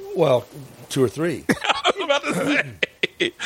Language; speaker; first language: English; native; English